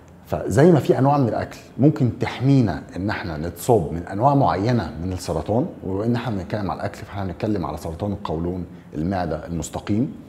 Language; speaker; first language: Arabic; native; Arabic